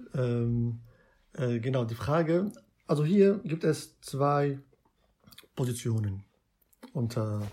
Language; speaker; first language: German; non-native, fluent; Arabic